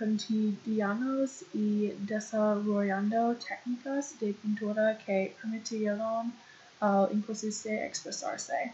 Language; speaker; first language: Spanish; non-native, learner; English